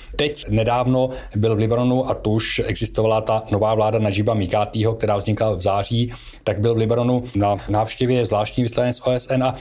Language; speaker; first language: Czech; native; Czech